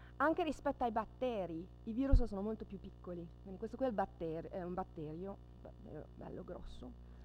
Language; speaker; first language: Italian; native; Italian